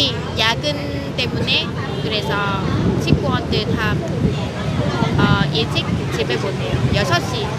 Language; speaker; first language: Korean; non-native, fluent; Vietnamese